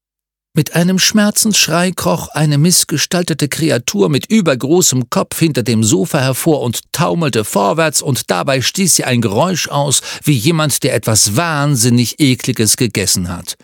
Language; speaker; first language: German; native; German